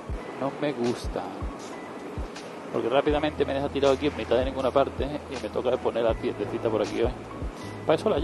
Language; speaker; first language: Spanish; native; Spanish